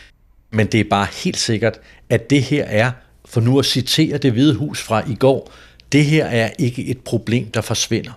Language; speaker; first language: Danish; native; Danish